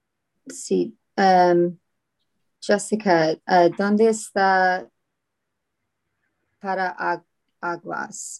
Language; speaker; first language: Spanish; non-native, learner; English